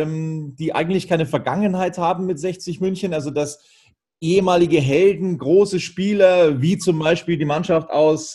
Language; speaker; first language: German; native; German